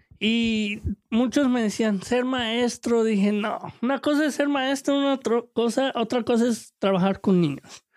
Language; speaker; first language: Spanish; early bilingual, heritage; Spanish